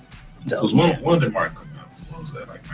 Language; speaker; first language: English; native; English